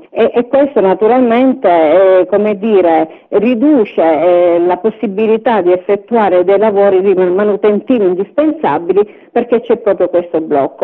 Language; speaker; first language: Italian; native; Italian